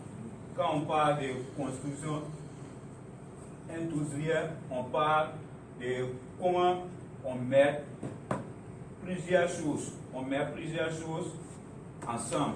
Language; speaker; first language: French; non-native, learner; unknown